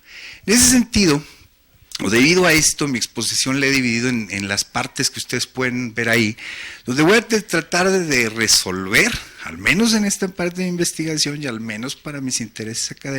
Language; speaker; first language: Spanish; native; Spanish